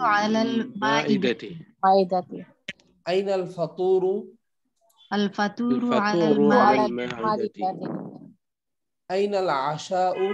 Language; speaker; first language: Arabic; non-native, fluent; Bangla